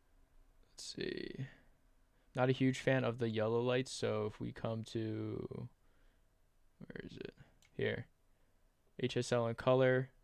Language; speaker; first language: English; native; English